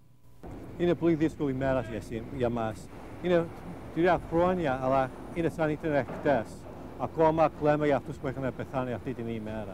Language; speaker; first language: Greek; early bilingual, heritage; Greek